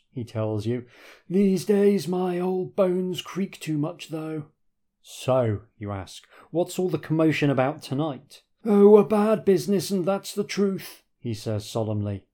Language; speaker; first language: English; native; English